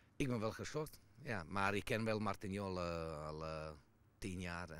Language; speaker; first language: Dutch; non-native, fluent; Serbian